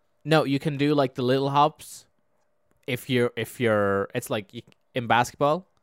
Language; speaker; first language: English; native; English